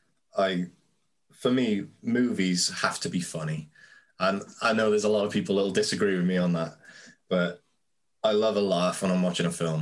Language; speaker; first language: English; native; English